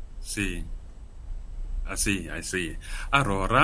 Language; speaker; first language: Spanish; non-native, learner; Kinyarwanda